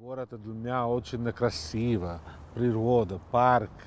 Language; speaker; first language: Russian; non-native, learner; Italian